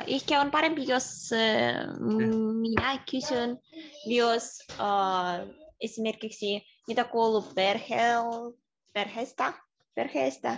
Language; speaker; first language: Finnish; non-native, learner; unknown